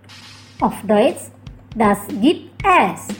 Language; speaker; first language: German; non-native, fluent; Indonesian